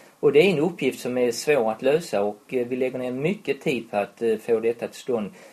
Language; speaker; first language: Swedish; native; Swedish